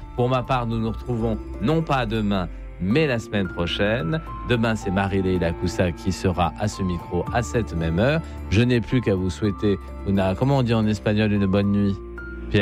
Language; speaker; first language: French; native; French